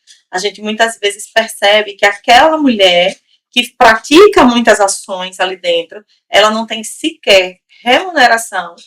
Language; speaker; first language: Portuguese; native; Portuguese